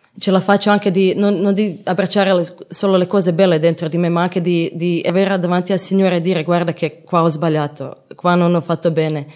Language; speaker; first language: Italian; non-native, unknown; Croatian